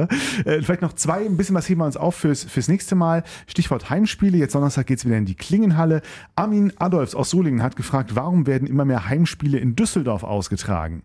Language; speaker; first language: German; native; German